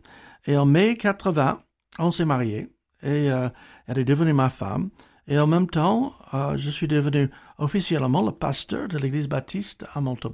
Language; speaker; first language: French; non-native, fluent; English